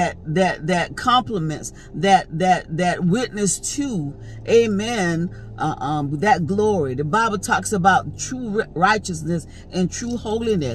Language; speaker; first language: English; native; English